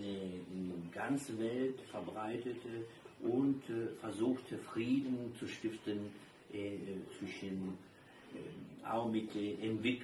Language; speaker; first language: German; non-native, fluent; Albanian